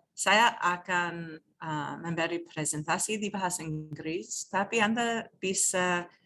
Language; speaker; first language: Indonesian; non-native, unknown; English